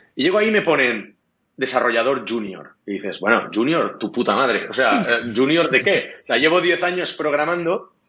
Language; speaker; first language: Spanish; non-native, local second language; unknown